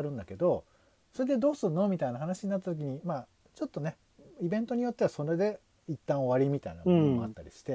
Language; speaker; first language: Japanese; native; Japanese